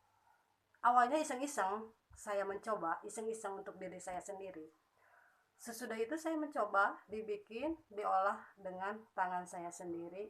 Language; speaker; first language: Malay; non-native, local second language; Sundanese